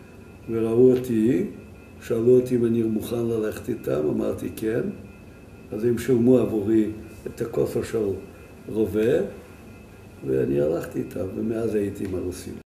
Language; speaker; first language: Hebrew; non-native, fluent; Yiddish